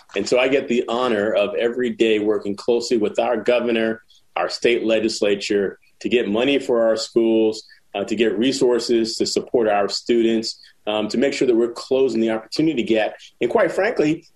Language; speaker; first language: English; native; English